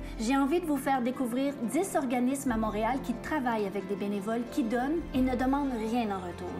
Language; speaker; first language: French; native; French